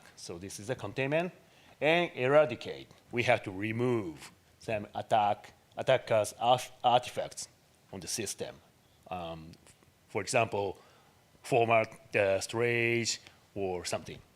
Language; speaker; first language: English; non-native, learner; Japanese